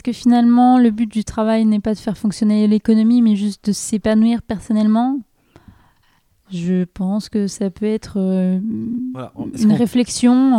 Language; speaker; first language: French; native; French